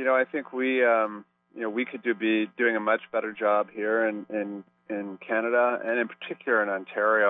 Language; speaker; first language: English; native; English